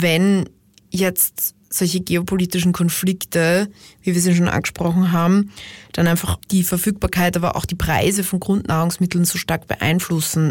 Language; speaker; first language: German; native; German